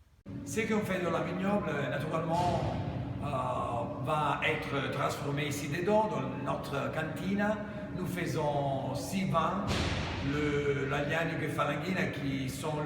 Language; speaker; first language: French; non-native, fluent; Italian